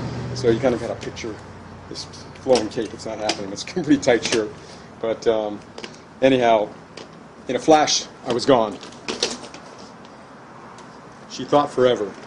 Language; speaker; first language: English; native; English